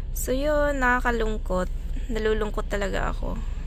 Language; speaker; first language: Filipino; native; Filipino